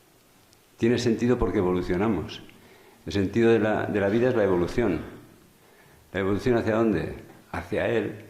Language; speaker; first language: Spanish; native; Spanish